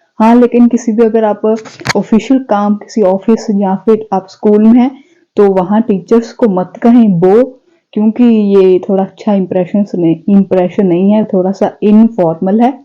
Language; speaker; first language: Hindi; non-native, local second language; Punjabi